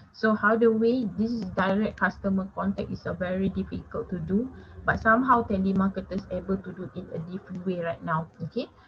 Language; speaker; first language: English; non-native, local second language; Malay